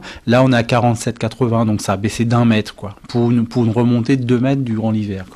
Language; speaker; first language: French; native; French